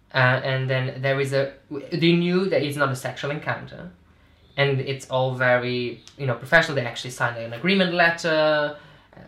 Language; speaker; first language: English; non-native, fluent; Portuguese